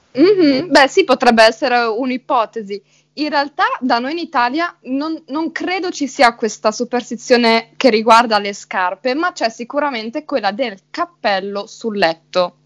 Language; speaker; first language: Italian; native; Italian